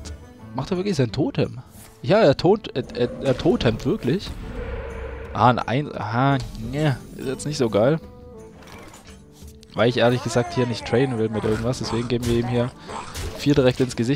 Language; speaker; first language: German; native; German